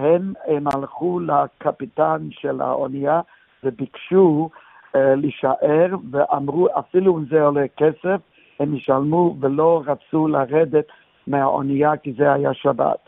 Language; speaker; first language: Hebrew; non-native, fluent; English